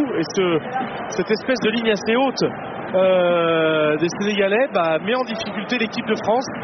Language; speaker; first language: French; native; French